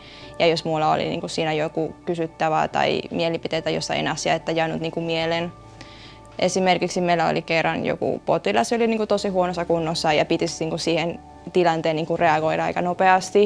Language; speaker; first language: Finnish; non-native, fluent; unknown